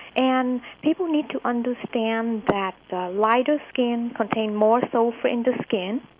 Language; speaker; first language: English; early bilingual, other home language; Vietnamese